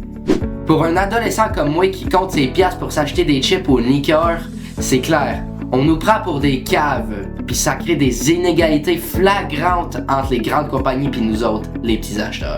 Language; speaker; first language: French; native; French